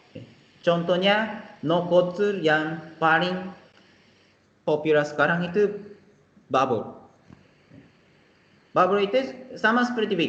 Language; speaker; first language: Indonesian; non-native, fluent; Japanese